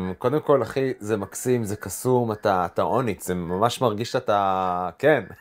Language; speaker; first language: Hebrew; native; Hebrew